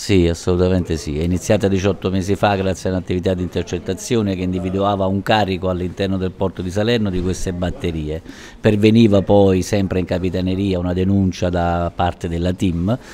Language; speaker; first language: Italian; native; Italian